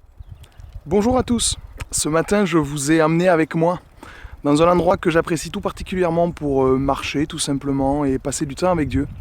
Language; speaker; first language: French; native; French